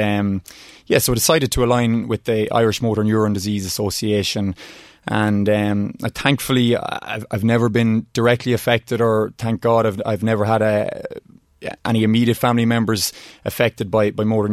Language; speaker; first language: English; native; English